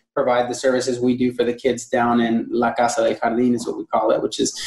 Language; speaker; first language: English; native; English